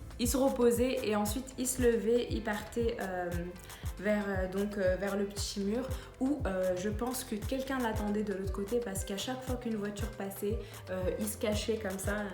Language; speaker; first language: French; early bilingual, other home language; Arabic